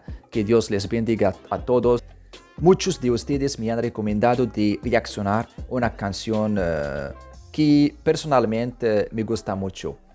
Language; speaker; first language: Spanish; non-native, fluent; Arabic